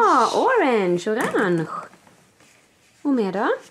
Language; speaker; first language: Swedish; native; Swedish